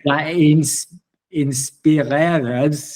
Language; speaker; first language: Danish; non-native, learner; English